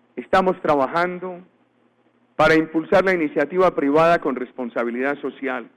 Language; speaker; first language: Spanish; native; Spanish